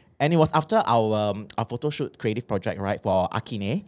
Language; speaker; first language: English; non-native, local second language; Chinese